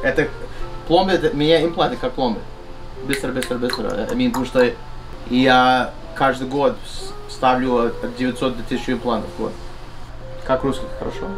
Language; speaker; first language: Russian; early bilingual, heritage; Russian